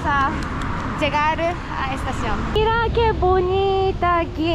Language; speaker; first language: Spanish; non-native, learner; Japanese